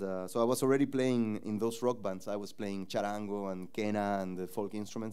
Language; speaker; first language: English; non-native, fluent; Spanish